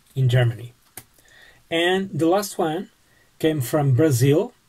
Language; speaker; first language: English; non-native, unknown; Portuguese